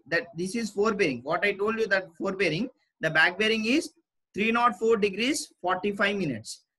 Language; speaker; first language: English; non-native, local second language; Telugu